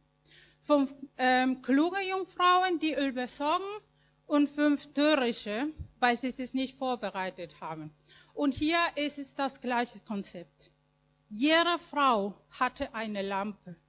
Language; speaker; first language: German; non-native, fluent; Spanish